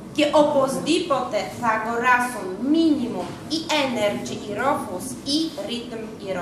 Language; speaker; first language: Greek; non-native, learner; Russian